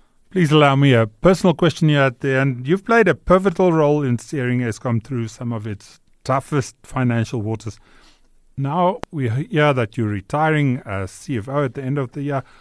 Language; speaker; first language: English; non-native, local second language; Afrikaans